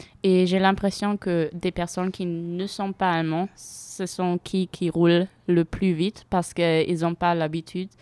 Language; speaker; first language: French; non-native, fluent; German